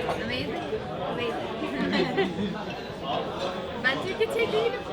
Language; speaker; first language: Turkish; non-native, learner; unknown